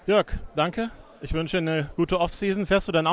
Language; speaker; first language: German; native; German